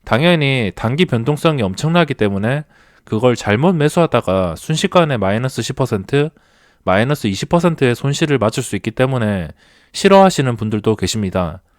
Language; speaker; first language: Korean; native; Korean